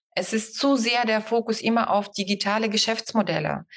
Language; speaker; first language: German; non-native, fluent; Bulgarian